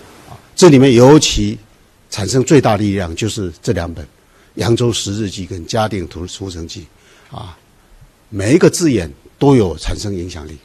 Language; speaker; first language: Chinese; native; Chinese